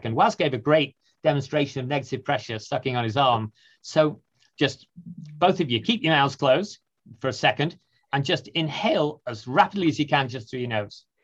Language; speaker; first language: English; native; English